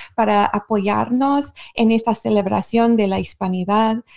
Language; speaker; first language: Spanish; non-native, fluent; English